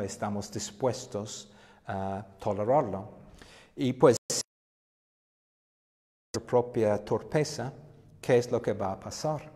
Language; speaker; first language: Spanish; non-native, fluent; English